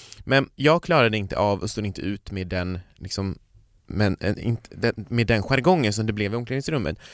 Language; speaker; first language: Swedish; native; Swedish